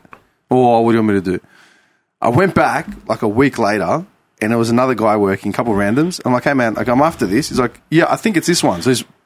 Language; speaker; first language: English; non-native, local second language; Greek